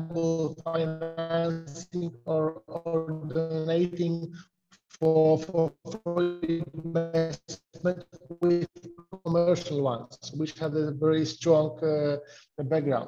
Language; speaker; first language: English; non-native, fluent; Polish